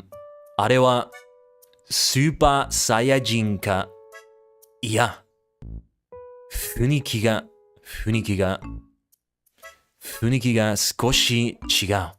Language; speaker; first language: Japanese; non-native, learner; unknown